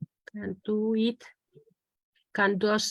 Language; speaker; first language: English; non-native, learner; Spanish